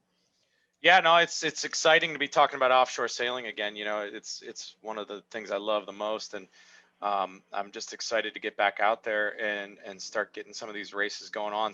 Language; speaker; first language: English; native; English